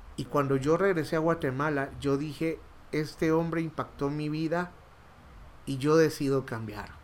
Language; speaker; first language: Spanish; native; Spanish